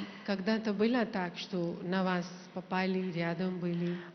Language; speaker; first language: Russian; non-native, learner; Hindi